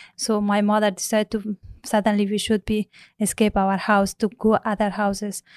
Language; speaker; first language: English; non-native, learner; Persian